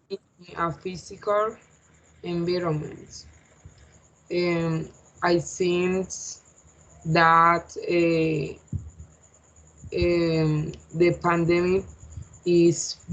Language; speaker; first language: English; non-native, learner; Spanish